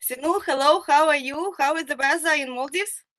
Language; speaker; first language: English; non-native, fluent; Russian